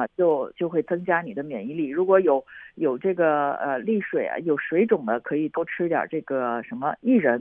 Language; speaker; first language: Chinese; native; Chinese